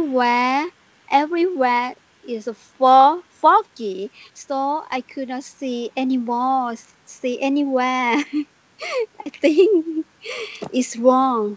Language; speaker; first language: English; non-native, learner; Thai